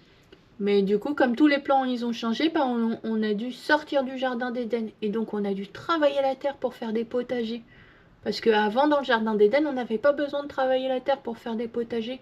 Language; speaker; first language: French; native; French